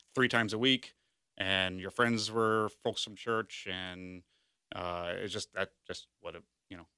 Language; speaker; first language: English; native; English